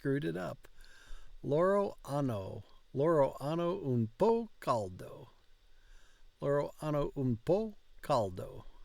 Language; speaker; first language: Italian; non-native, learner; English